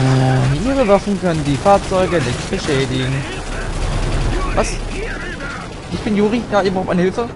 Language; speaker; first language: German; native; German